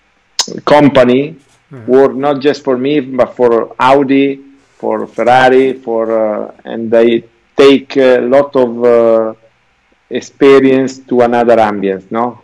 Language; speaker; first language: English; non-native, learner; Italian